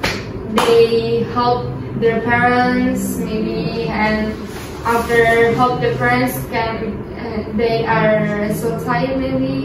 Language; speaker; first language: English; non-native, learner; Indonesian